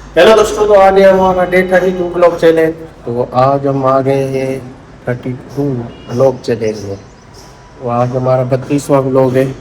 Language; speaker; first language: Urdu; non-native, local second language; Sindhi